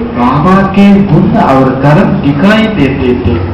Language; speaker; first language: Hindi; non-native, local second language; Tamil